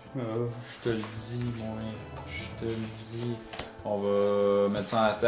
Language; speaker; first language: French; native; French